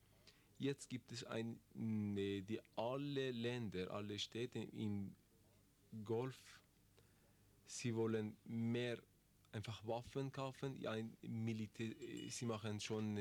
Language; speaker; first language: German; non-native, learner; Persian